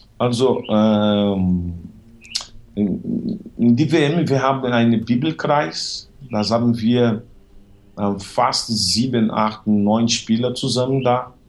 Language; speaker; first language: German; non-native, learner; Portuguese